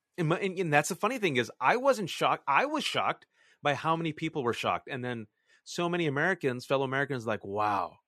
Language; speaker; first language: English; early bilingual, other home language; Urdu